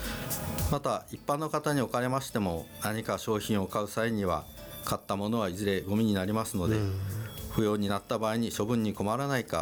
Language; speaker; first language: Japanese; native; Japanese